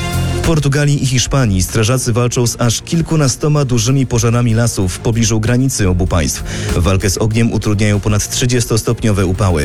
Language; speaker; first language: Polish; native; Polish